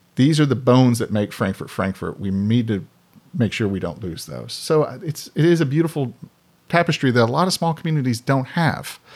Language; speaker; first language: English; native; English